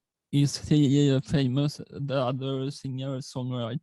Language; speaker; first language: English; non-native, learner; Swedish